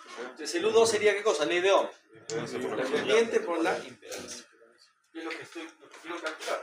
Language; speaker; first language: Spanish; native; Spanish